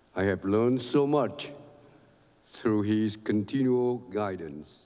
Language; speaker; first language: English; non-native, fluent; Vietnamese